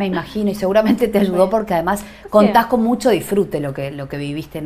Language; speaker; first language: Spanish; native; Spanish